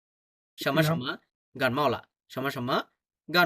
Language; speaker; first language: Chinese; non-native, fluent; Bangla